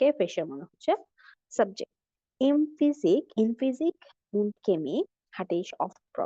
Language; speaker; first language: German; non-native, fluent; Bangla